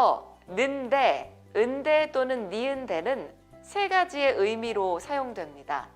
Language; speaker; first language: Korean; native; Korean